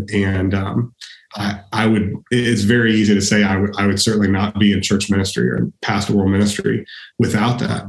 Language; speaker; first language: English; native; English